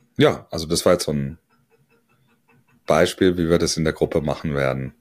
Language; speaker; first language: German; native; German